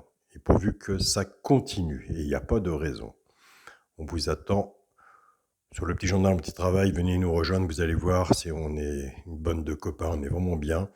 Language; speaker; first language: French; native; French